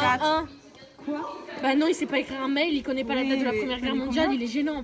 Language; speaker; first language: French; native; French